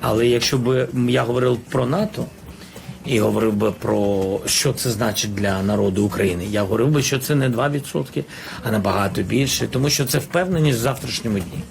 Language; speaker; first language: Ukrainian; non-native, local second language; Russian